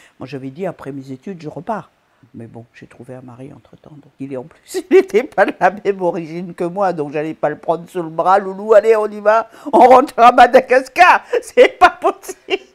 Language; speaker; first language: French; non-native, local second language; Malagasy